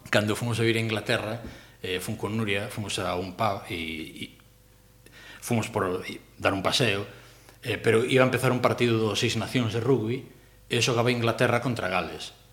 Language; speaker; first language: Galician; non-native, local second language; Spanish